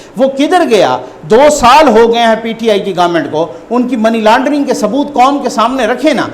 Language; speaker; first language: Urdu; native; Urdu